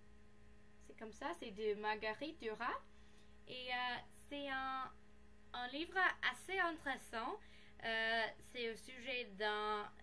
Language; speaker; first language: French; non-native, learner; English